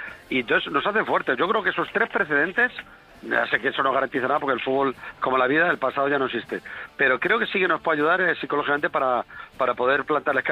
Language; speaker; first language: Spanish; native; Spanish